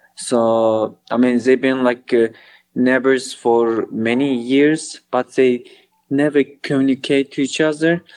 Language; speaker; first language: English; non-native, learner; Arabic